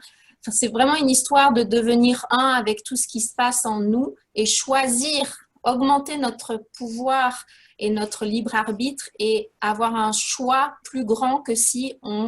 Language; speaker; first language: French; native; French